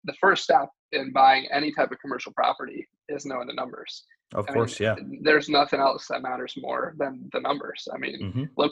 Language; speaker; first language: English; native; English